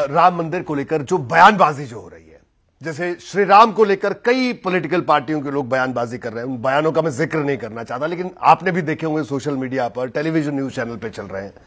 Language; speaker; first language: Hindi; native; Hindi